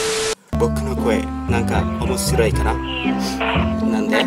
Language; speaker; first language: Japanese; non-native, learner; Indonesian